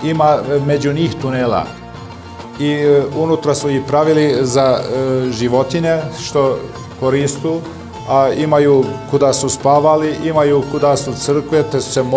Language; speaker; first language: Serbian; early bilingual, heritage; Turkish